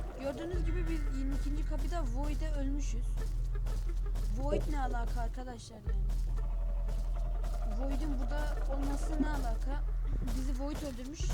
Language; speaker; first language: Turkish; native; Turkish